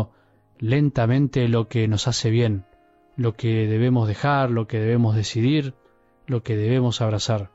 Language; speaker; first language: Spanish; native; Spanish